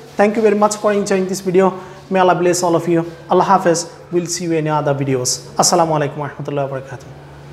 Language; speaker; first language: English; non-native, local second language; Bangla